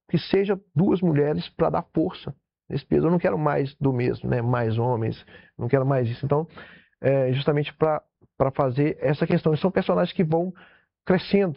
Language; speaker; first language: Portuguese; native; Portuguese